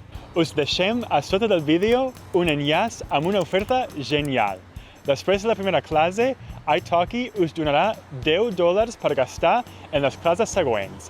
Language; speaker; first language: Catalan; native; Catalan